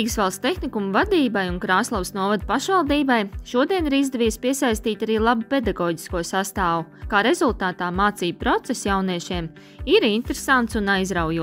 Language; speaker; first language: Latvian; native; Latvian